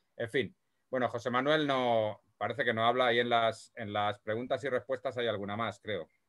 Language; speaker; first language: Spanish; native; Spanish